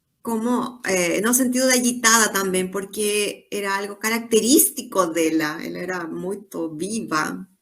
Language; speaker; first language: Portuguese; non-native, fluent; Spanish